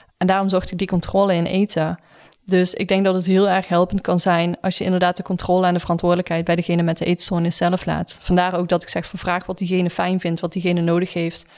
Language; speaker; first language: Dutch; native; Dutch